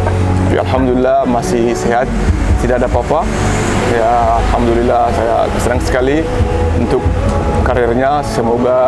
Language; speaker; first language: Indonesian; non-native, learner; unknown